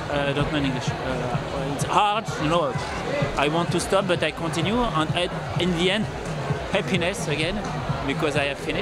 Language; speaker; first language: English; non-native, learner; French